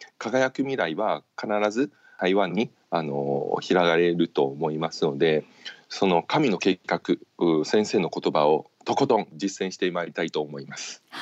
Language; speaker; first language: Japanese; non-native, fluent; Chinese